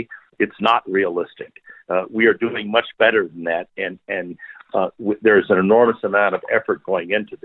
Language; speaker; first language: English; native; English